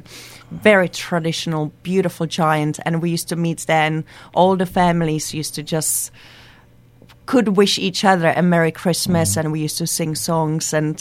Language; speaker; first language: English; non-native, fluent; Czech